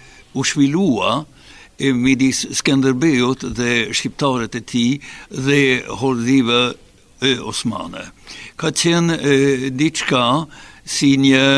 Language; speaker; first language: Albanian; non-native, fluent; Swedish